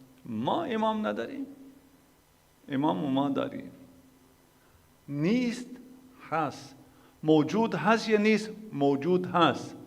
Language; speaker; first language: Persian; non-native, fluent; Urdu